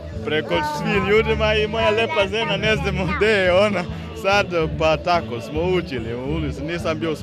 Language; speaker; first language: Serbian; non-native, learner; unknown